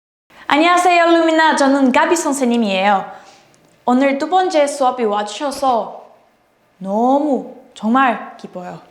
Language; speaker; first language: Korean; non-native, learner; Portuguese